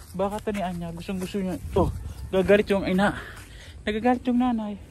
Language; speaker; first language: Filipino; non-native, local second language; Bikol